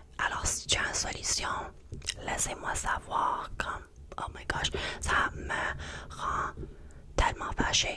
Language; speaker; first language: French; non-native, learner; English